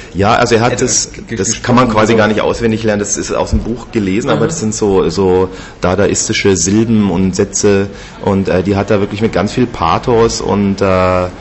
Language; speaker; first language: German; native; German